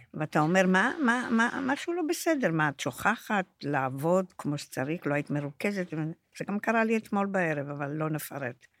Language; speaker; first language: Hebrew; non-native, fluent; Romanian